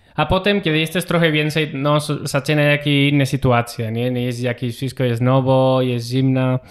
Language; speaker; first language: Polish; non-native, learner; Spanish